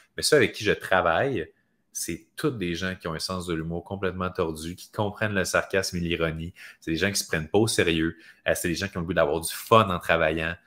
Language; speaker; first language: French; native; French